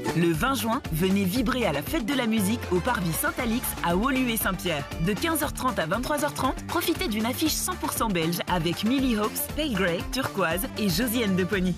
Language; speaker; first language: French; native; French